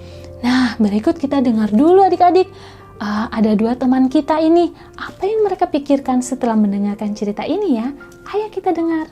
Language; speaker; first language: Indonesian; native; Indonesian